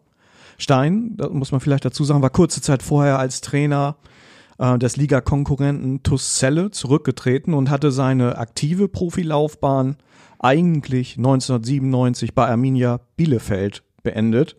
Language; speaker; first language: German; native; German